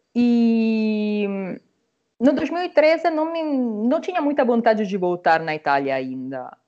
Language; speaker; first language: Portuguese; non-native, fluent; Italian